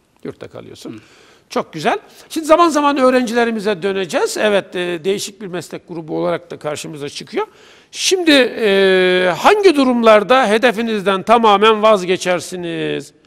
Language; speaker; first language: Turkish; native; Turkish